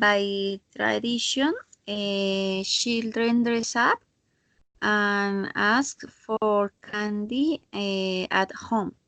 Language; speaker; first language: English; non-native, learner; Spanish